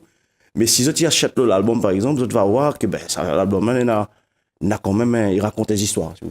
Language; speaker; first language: French; non-native, local second language; Réunion Creole French